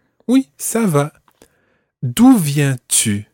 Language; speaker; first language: French; non-native, fluent; English